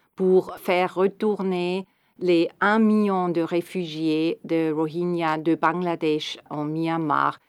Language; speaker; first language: French; non-native, fluent; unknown